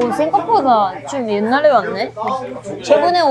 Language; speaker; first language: Korean; non-native, fluent; Japanese